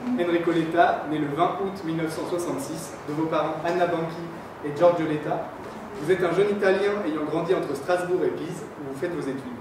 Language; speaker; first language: French; native; French